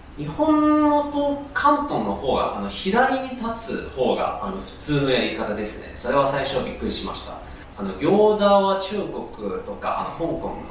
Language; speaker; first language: Japanese; non-native, fluent; Cantonese